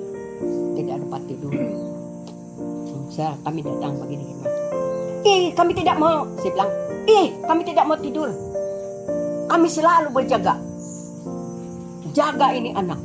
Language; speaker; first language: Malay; non-native, local second language; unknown